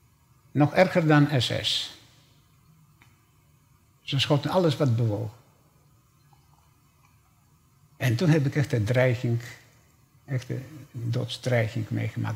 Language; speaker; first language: Dutch; non-native, fluent; Polish